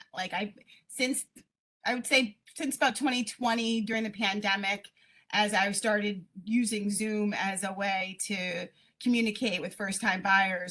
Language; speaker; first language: English; native; English